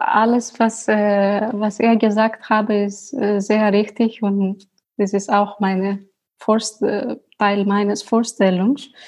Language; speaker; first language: German; non-native, learner; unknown